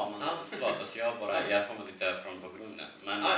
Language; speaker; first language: Swedish; non-native, learner; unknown